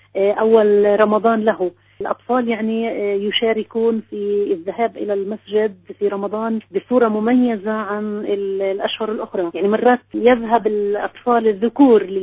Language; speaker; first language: Arabic; native; Arabic